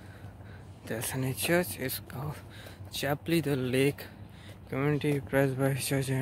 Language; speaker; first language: English; non-native, learner; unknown